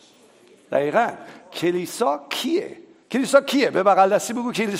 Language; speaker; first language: Persian; native; Persian